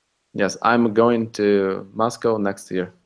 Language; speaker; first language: English; non-native, fluent; Russian